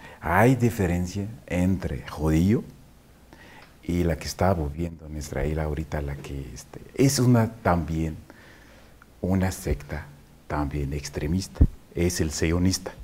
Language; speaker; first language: Spanish; non-native, fluent; Arabic